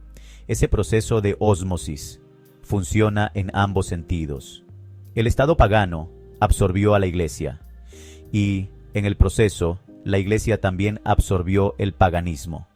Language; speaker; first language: Spanish; native; Spanish